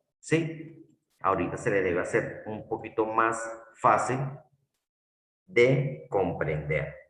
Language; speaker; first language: Spanish; native; Spanish